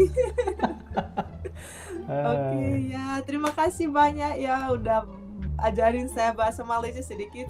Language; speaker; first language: Indonesian; non-native, fluent; Russian